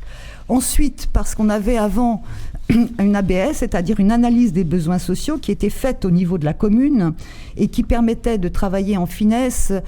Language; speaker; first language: French; native; French